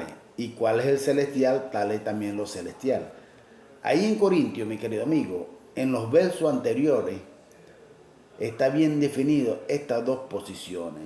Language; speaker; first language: Spanish; native; Spanish